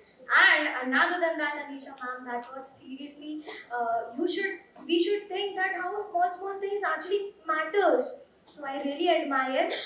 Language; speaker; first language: English; non-native, local second language; Hindi